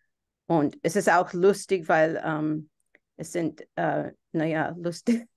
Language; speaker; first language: German; non-native, fluent; English